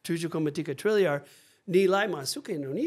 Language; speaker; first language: Indonesian; non-native, fluent; English